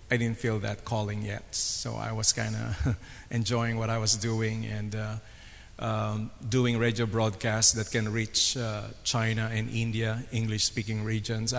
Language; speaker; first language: English; non-native, local second language; Filipino